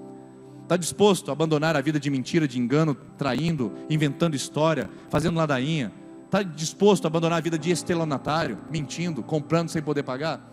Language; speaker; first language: Portuguese; native; Portuguese